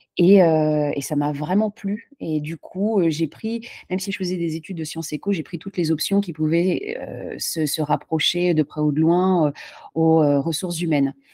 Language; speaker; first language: French; native; French